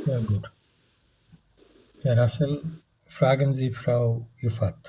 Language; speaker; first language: German; non-native, fluent; Bangla